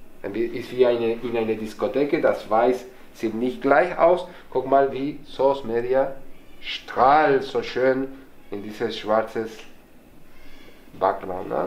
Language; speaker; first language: German; non-native, fluent; Spanish